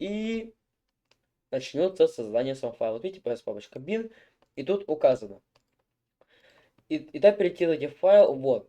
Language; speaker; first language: Russian; native; Russian